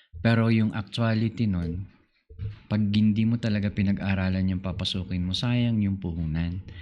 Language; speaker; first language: Filipino; non-native, local second language; Iloko